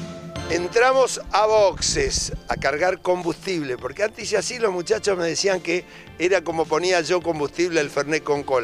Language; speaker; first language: Spanish; native; Spanish